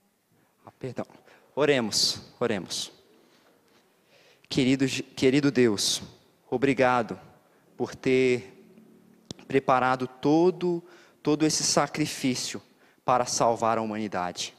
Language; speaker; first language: Portuguese; native; Portuguese